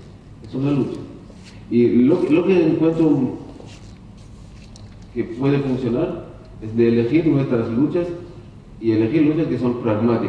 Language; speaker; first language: Spanish; non-native, learner; Hebrew